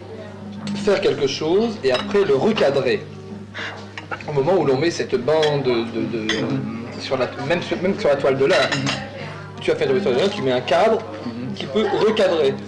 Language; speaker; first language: French; native; French